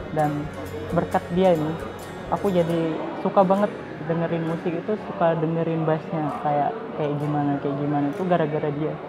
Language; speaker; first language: Indonesian; native; Indonesian